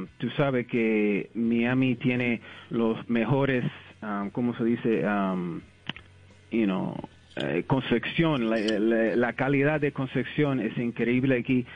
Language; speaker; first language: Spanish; early bilingual, heritage; English